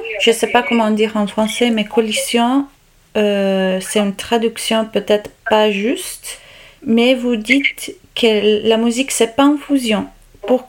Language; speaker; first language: French; non-native, learner; Italian